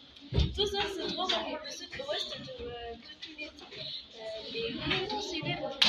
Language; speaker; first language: French; non-native, learner; Arabic